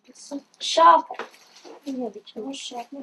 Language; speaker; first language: Indonesian; early bilingual, heritage; Dutch